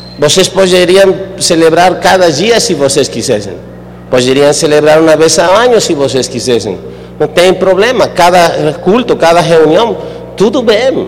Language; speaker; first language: Portuguese; non-native, fluent; Spanish